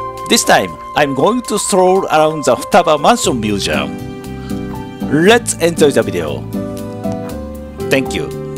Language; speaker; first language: English; non-native, learner; Japanese